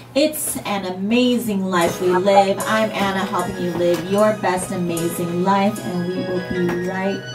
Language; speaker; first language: English; native; English